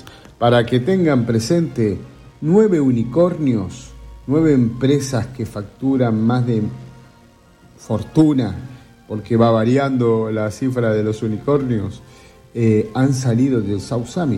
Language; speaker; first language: Spanish; native; Spanish